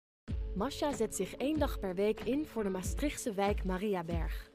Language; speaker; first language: Dutch; native; Dutch